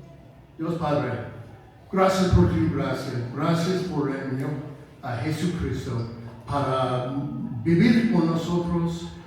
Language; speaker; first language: Spanish; non-native, fluent; English